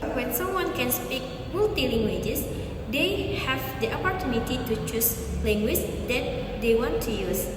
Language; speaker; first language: English; non-native, learner; Minangkabau